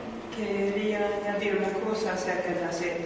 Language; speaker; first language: Spanish; non-native, fluent; Swedish